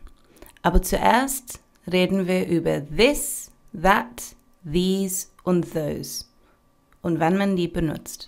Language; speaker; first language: German; non-native, fluent; English